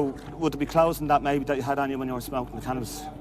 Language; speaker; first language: English; native; English